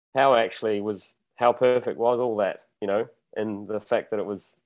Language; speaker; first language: English; native; English